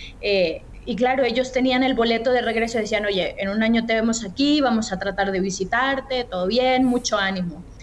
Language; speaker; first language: Spanish; native; Spanish